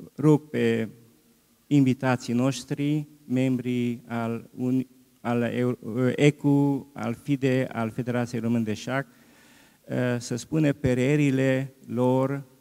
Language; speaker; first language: Romanian; non-native, local second language; Hungarian